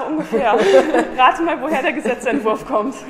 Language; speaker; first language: German; native; German